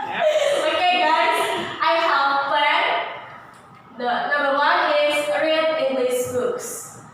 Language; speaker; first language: English; non-native, learner; Indonesian